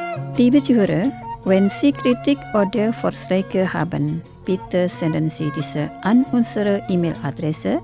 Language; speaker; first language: German; non-native, fluent; Indonesian